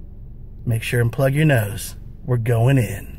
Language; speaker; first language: English; native; English